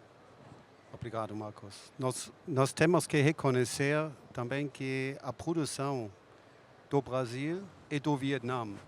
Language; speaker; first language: Portuguese; non-native, fluent; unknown